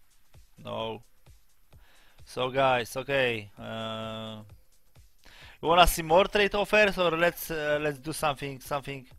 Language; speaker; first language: English; non-native, learner; Polish